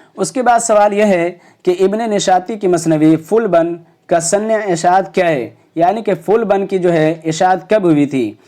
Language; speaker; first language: Urdu; native; Urdu